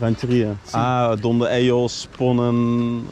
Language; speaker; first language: Spanish; non-native, learner; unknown